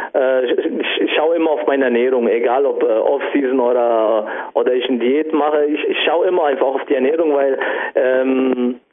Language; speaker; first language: German; non-native, fluent; Italian